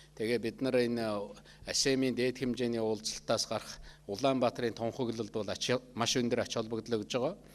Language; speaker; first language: Mongolian; native; Mongolian